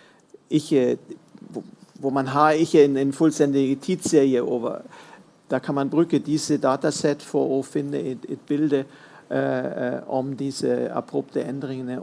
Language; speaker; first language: Norwegian; non-native, fluent; German